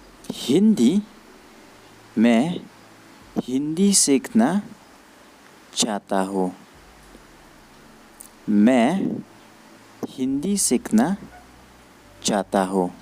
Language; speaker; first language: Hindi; non-native, learner; Khasi